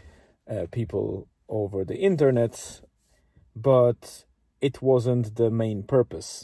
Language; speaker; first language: English; non-native, fluent; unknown